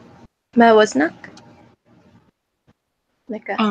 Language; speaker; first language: Arabic; non-native, learner; English